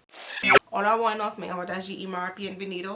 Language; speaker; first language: Spanish; non-native, learner; English